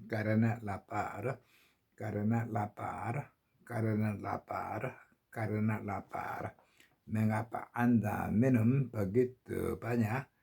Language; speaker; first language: Indonesian; non-native, learner; Korean